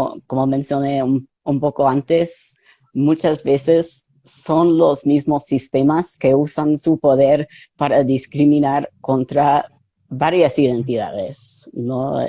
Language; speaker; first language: Spanish; non-native, fluent; English